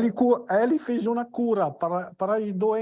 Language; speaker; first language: Portuguese; non-native, learner; Italian